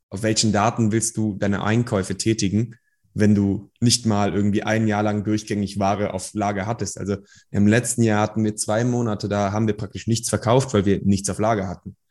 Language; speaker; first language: German; early bilingual, other home language; Persian